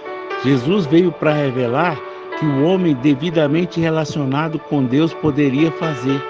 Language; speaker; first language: Portuguese; native; Portuguese